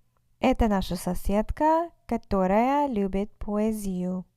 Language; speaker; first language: Russian; non-native, fluent; English